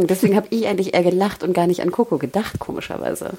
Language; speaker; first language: German; native; German